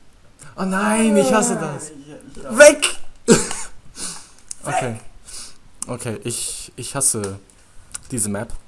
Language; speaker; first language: German; native; German